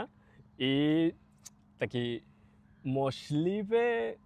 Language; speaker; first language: Polish; non-native, learner; Spanish